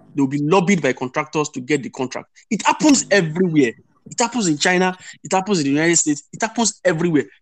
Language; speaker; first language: English; non-native, local second language; Yoruba